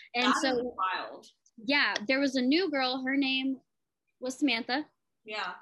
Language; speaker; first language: English; native; English